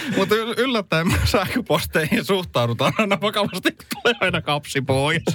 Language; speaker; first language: Finnish; native; Finnish